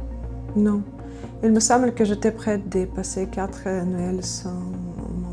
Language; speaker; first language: French; non-native, learner; Ukrainian